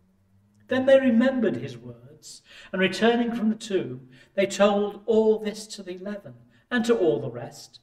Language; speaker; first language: English; native; English